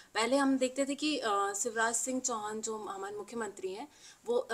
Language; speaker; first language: Hindi; native; Hindi